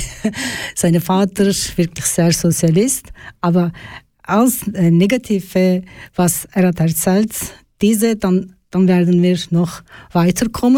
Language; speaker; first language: German; non-native, learner; Turkish